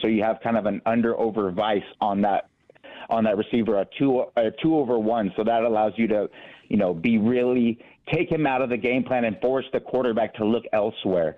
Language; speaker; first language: English; native; English